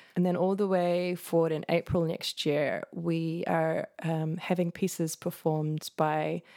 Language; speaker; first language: English; native; English